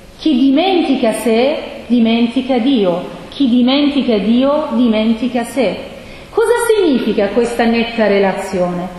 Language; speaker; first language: Italian; non-native, fluent; Persian